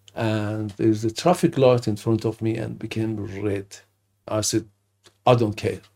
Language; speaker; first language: English; non-native, fluent; Persian